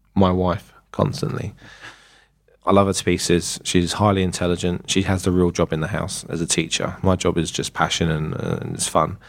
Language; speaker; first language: English; native; English